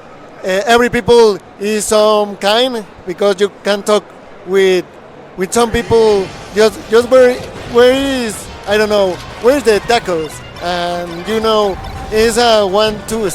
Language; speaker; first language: English; non-native, learner; Spanish